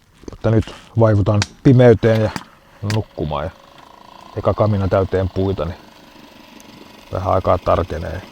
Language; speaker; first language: Finnish; native; Finnish